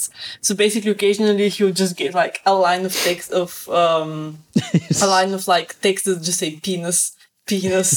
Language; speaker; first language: English; native; English